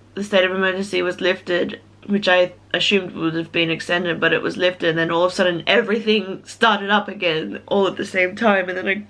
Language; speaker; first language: English; native; English